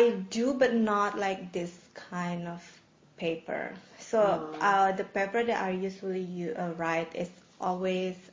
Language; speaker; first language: English; non-native, fluent; Indonesian